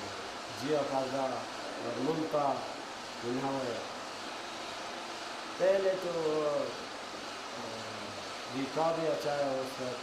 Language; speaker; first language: Hindi; non-native, learner; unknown